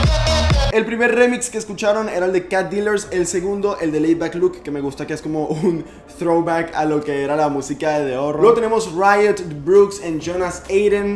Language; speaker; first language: Spanish; native; Spanish